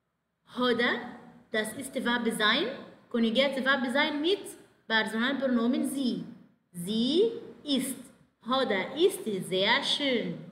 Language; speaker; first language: German; non-native, fluent; Arabic